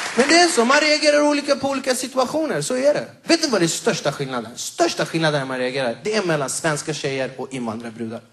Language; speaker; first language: Swedish; early bilingual, other home language; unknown